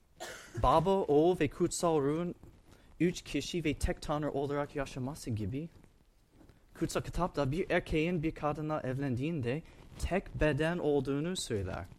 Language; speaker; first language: Turkish; non-native, fluent; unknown